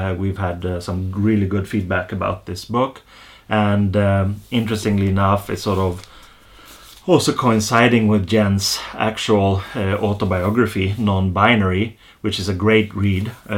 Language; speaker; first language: English; non-native, fluent; Swedish